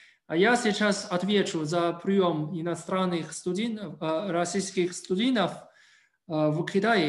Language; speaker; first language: Russian; non-native, fluent; Chinese